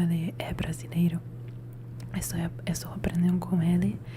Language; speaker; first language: Portuguese; non-native, learner; Italian